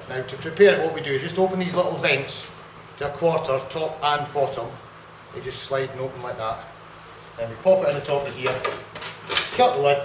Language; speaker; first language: English; native; English